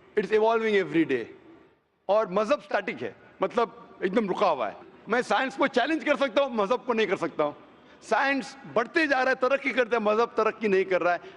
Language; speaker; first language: Hindi; non-native, local second language; Konkani